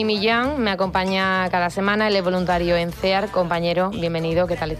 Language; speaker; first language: Spanish; native; Spanish